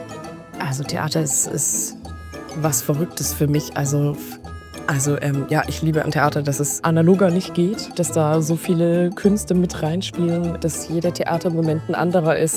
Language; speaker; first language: German; native; German